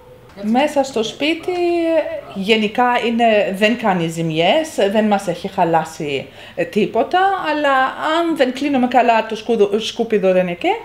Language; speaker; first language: Greek; non-native, fluent; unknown